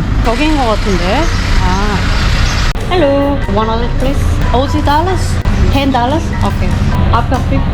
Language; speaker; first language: English; non-native, fluent; Korean